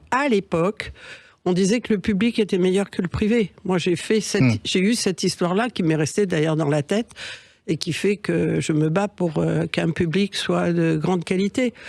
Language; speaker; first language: French; early bilingual, other home language; Catalan